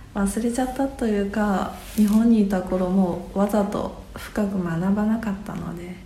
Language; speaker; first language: Japanese; early bilingual, other home language; Chinese